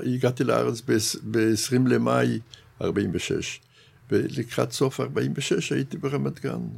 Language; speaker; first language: Hebrew; non-native, fluent; Yiddish